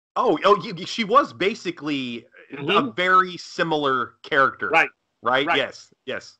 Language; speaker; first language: English; native; English